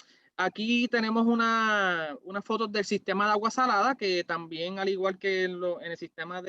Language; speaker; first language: Spanish; native; Spanish